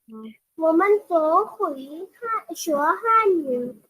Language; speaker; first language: Chinese; non-native, learner; Hindi